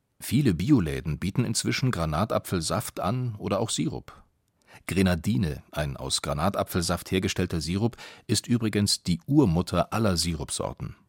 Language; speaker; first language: German; native; German